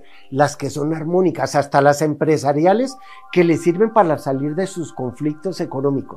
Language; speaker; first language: Spanish; native; Spanish